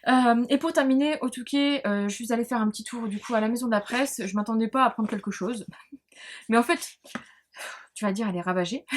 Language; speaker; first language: French; native; French